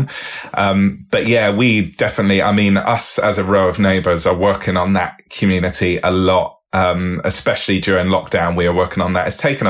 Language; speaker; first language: English; native; English